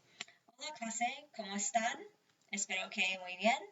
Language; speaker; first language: Spanish; non-native, fluent; English